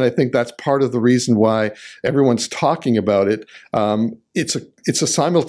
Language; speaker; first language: English; native; English